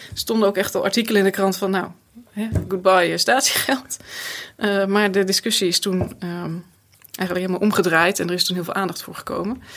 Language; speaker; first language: Dutch; native; Dutch